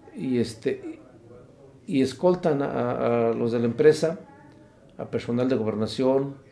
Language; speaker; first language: Spanish; native; Spanish